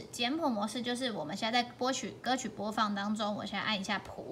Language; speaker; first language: Chinese; native; Chinese